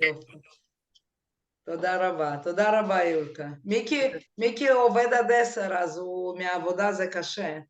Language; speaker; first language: Hebrew; non-native, fluent; Russian